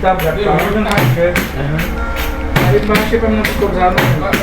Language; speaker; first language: Portuguese; non-native, learner; Haitian Creole